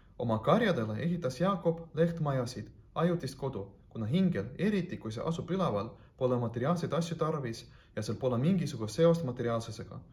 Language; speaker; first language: Estonian; non-native, local second language; Russian